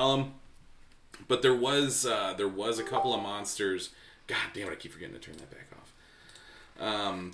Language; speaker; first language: English; native; English